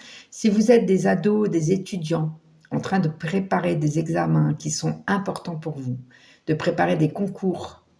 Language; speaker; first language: French; native; French